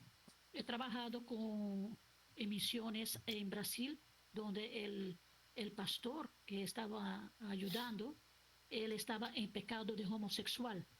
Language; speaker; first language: Spanish; non-native, local second language; Papiamento